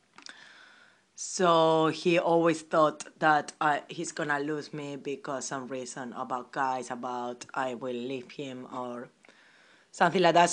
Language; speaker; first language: English; non-native, learner; Spanish